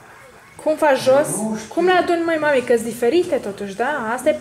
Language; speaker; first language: Romanian; native; Romanian